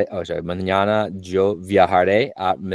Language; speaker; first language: Spanish; non-native, learner; English